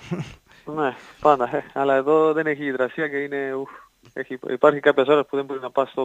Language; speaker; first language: Greek; non-native, learner; Spanish